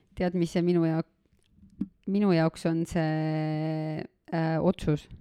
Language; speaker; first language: Estonian; native; Estonian